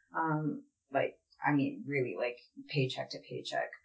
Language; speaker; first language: English; native; English